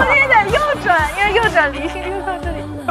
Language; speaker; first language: Chinese; native; Chinese